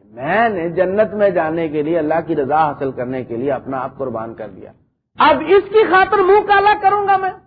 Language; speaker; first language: Urdu; non-native, local second language; Punjabi